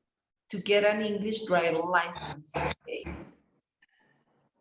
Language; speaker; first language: English; non-native, fluent; Spanish